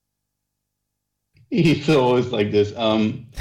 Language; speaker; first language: English; non-native, learner; Arabic